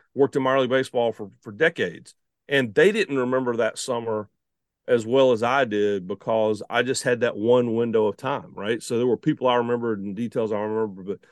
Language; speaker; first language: English; native; English